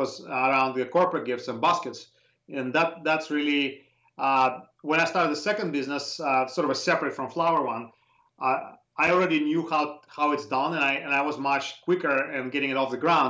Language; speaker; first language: English; non-native, fluent; Russian